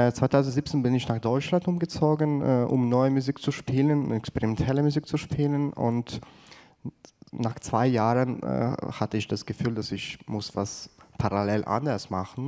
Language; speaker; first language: German; non-native, fluent; Ukrainian